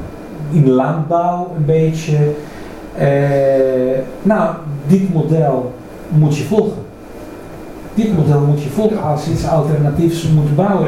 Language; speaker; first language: Dutch; non-native, fluent; Greek